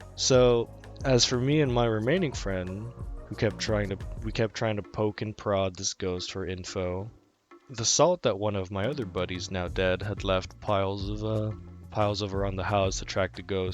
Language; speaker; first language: English; native; English